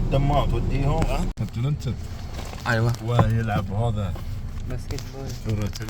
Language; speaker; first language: Arabic; native; Arabic